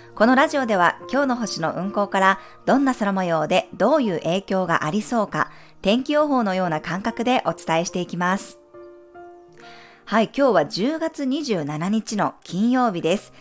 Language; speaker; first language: Japanese; native; Japanese